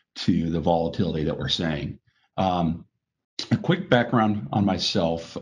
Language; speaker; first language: English; native; English